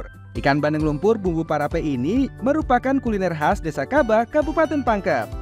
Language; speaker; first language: Indonesian; native; Indonesian